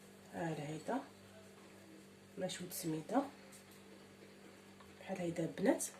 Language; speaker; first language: Arabic; native; Arabic